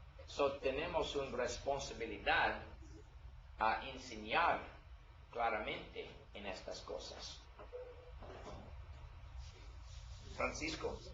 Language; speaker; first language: Spanish; non-native, learner; English